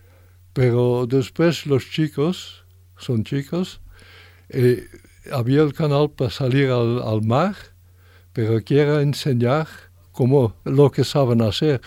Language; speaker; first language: Spanish; non-native, fluent; French